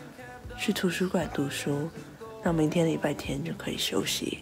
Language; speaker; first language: Chinese; early bilingual, heritage; Chinese